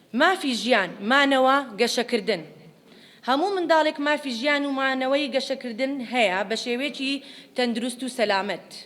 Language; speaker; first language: Central Kurdish; native; Central Kurdish